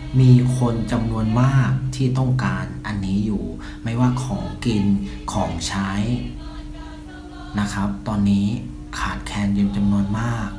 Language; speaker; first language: Thai; non-native, fluent; Burmese